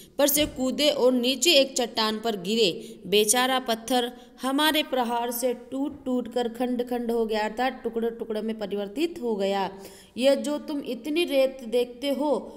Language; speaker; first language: Hindi; native; Hindi